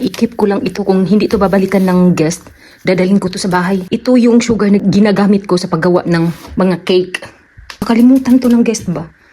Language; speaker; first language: Filipino; non-native, local second language; Cebuano